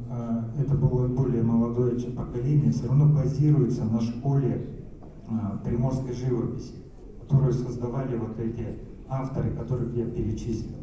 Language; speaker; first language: Russian; native; Russian